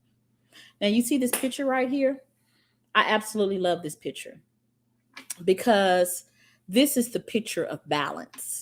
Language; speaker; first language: English; native; English